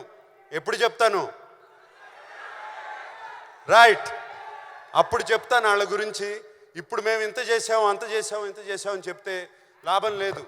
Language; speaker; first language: Telugu; native; Telugu